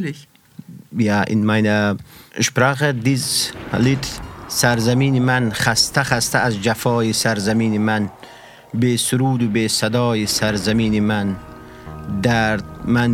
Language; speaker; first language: German; non-native, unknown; Persian